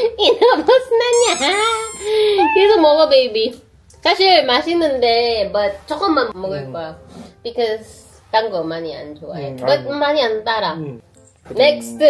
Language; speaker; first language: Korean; non-native, learner; Filipino